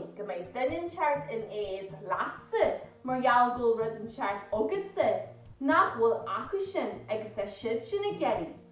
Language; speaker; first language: Irish; native; Irish